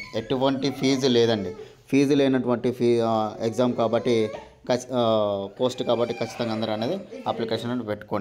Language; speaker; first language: Telugu; native; Telugu